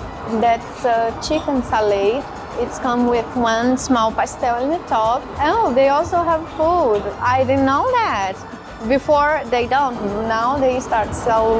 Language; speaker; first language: English; non-native, learner; Portuguese